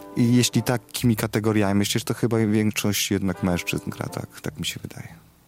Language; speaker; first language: Polish; native; Polish